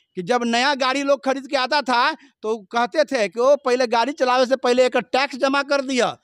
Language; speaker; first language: Hindi; native; Hindi